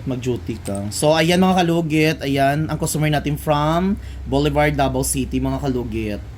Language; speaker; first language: Filipino; non-native, local second language; Cebuano